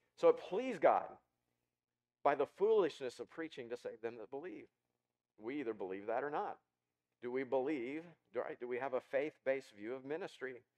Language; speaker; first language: English; native; English